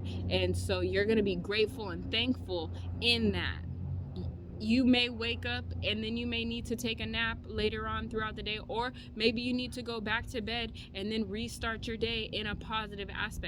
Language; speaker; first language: English; native; English